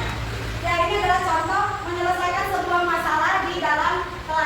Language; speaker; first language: Indonesian; native; Indonesian